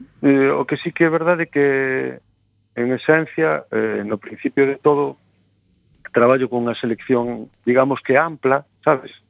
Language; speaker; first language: Galician; native; Galician